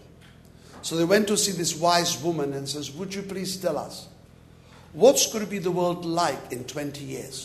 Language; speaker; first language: English; non-native, fluent; Czech